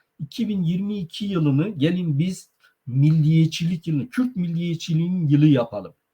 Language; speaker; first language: Turkish; non-native, local second language; Zaza